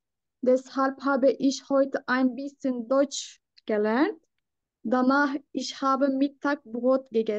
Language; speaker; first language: German; non-native, learner; Turkish